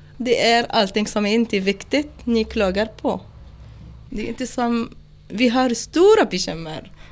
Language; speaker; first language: Swedish; non-native, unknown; Arabic